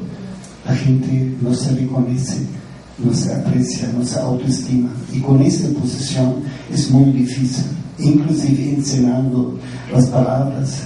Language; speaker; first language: Spanish; non-native, fluent; German